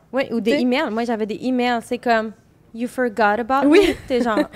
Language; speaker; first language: French; native; French